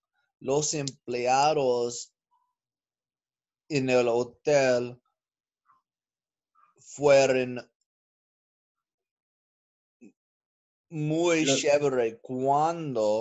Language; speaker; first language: Spanish; non-native, learner; English